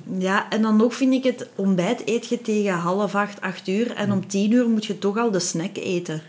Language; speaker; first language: Dutch; native; Dutch